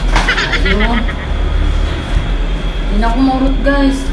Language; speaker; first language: Filipino; non-native, local second language; Cebuano